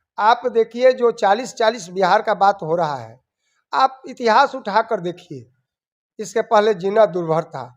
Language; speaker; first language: Hindi; native; Hindi